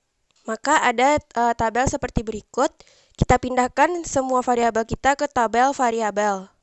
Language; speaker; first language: Indonesian; native; Indonesian